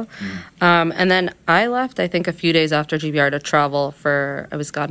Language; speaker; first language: English; native; English